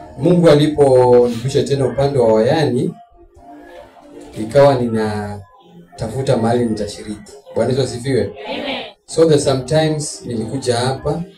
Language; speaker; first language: Swahili; non-native, local second language; Luo (Kenya and Tanzania)